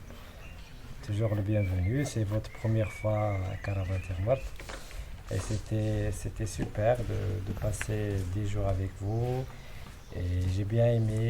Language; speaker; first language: French; non-native, local second language; Arabic